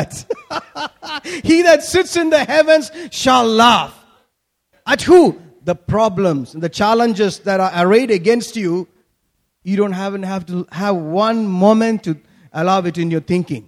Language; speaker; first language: English; non-native, local second language; Malayalam